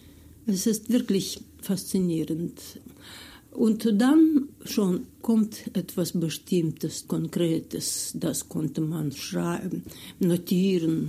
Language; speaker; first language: German; non-native, fluent; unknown